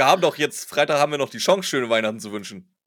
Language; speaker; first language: German; native; German